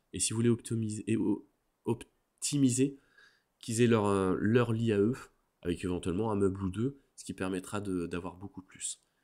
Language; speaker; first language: French; native; French